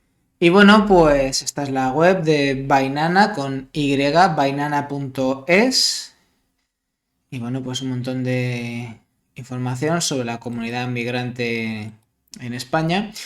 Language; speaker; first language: Spanish; native; Spanish